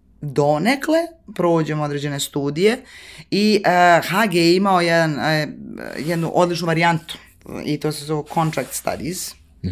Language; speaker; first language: Serbian; native; Serbian